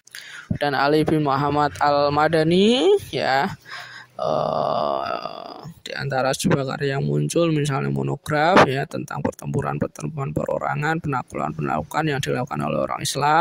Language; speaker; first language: Indonesian; native; Indonesian